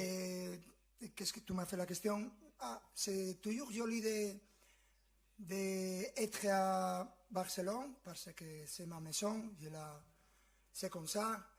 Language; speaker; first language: French; non-native, fluent; Spanish